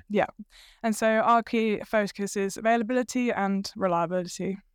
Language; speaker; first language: English; native; English